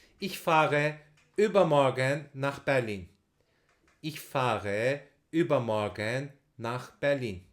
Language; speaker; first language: German; non-native, fluent; Turkish